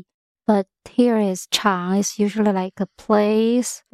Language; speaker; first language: English; non-native, fluent; Chinese